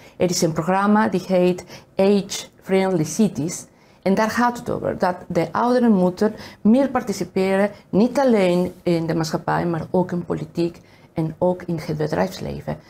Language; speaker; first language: Dutch; non-native, fluent; Spanish